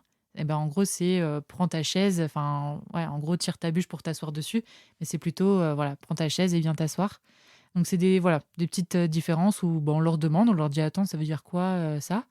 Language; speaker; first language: French; native; French